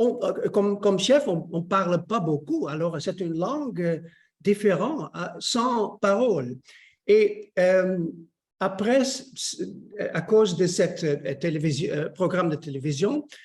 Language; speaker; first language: French; non-native, learner; Dutch